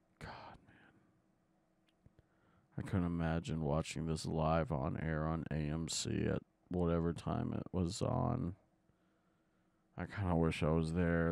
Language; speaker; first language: English; native; English